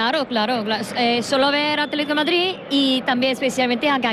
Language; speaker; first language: Spanish; non-native, learner; Korean